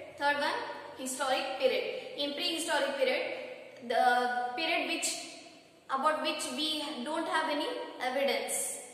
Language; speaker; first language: English; non-native, local second language; Kannada